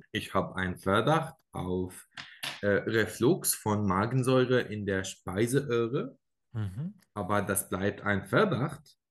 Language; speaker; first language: German; non-native, learner; Arabic